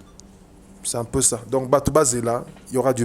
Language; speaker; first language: French; non-native, local second language; Lingala